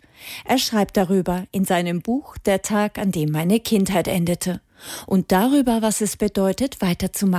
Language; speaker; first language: German; native; German